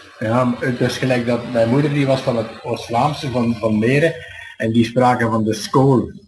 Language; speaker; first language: Dutch; native; Dutch